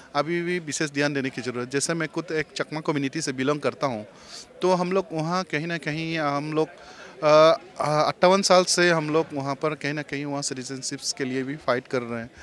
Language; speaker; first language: Hindi; non-native, local second language; Chakma